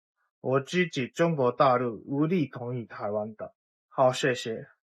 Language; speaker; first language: Chinese; non-native, fluent; Japanese